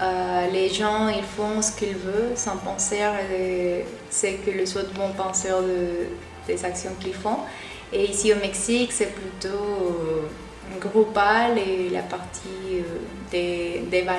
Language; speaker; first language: French; non-native, learner; Spanish